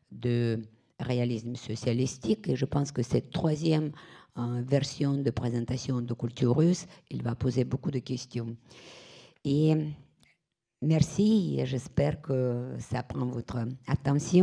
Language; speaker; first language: French; non-native, fluent; Russian